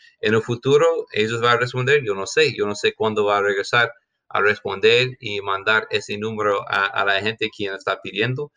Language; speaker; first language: Spanish; non-native, fluent; English